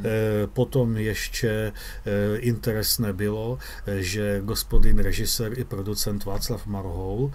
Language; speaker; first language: Czech; non-native, learner; Russian